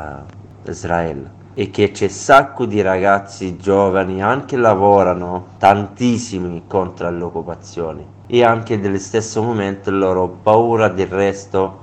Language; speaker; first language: Italian; non-native, learner; Arabic